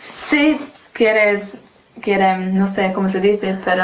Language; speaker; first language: Spanish; non-native, learner; English